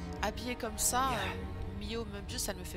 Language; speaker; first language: French; native; French